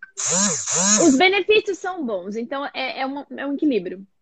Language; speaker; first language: Portuguese; native; Portuguese